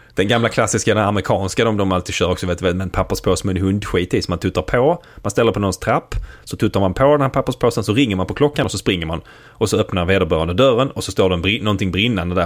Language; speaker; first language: Swedish; native; Swedish